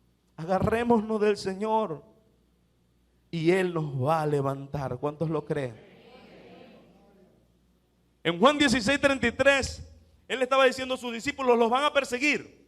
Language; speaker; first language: Spanish; native; Spanish